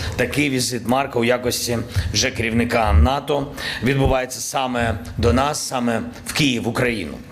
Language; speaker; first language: Ukrainian; non-native, local second language; Russian